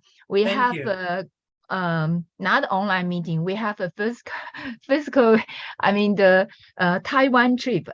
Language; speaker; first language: English; non-native, learner; Chinese